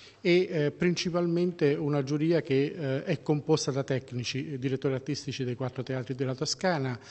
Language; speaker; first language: Italian; native; Italian